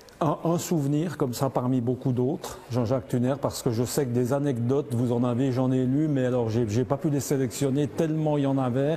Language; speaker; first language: French; native; French